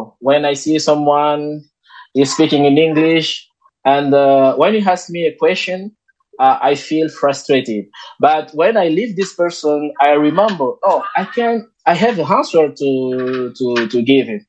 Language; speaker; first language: English; non-native, learner; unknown